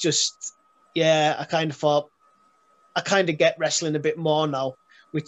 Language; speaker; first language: English; native; English